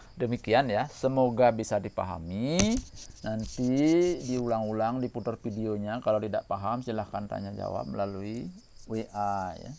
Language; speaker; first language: Indonesian; native; Indonesian